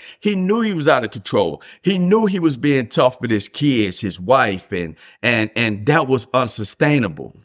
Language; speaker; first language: English; native; English